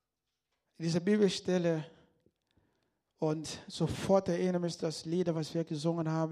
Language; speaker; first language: German; non-native, learner; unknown